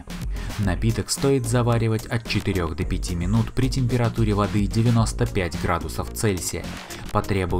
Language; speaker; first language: Russian; native; Russian